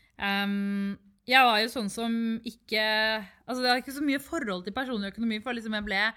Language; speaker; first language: Norwegian; early bilingual, other home language; Tamil